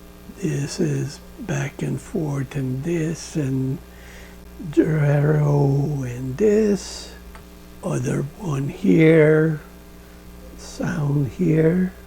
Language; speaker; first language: English; non-native, learner; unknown